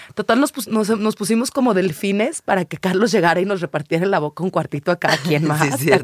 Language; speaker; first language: Spanish; native; Spanish